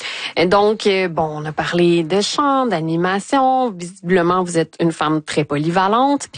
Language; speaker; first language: French; native; French